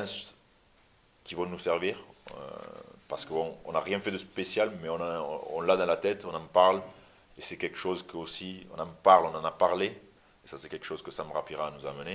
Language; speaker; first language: French; native; French